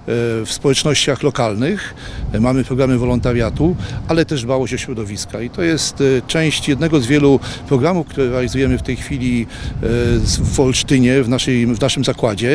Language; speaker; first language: Polish; native; Polish